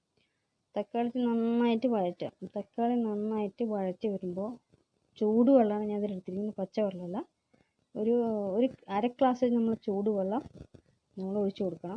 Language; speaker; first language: Malayalam; native; Malayalam